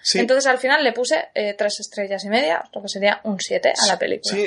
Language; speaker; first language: Spanish; native; Spanish